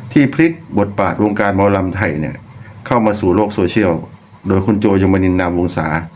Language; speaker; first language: Thai; non-native, local second language; Lao